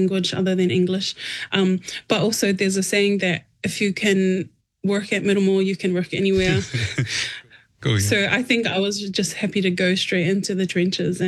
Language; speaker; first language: English; native; English